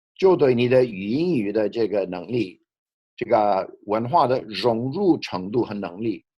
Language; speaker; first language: Chinese; non-native, fluent; English